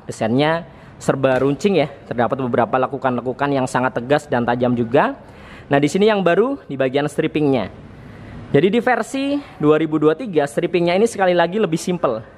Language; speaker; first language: Indonesian; native; Indonesian